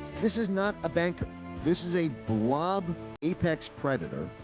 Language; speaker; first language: English; native; English